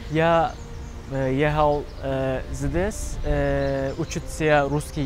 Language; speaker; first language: Russian; non-native, learner; Turkish